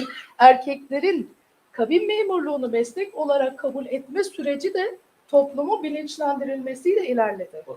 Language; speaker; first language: Turkish; native; Turkish